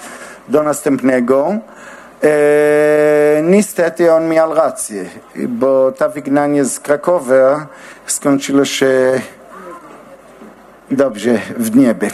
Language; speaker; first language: Polish; non-native, learner; Hebrew